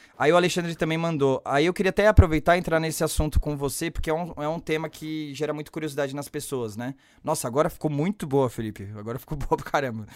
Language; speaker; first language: Portuguese; native; Portuguese